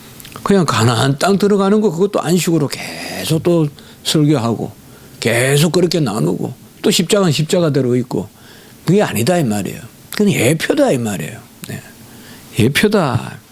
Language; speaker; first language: Korean; native; Korean